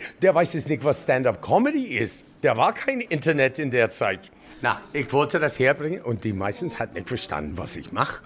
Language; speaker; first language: German; non-native, fluent; English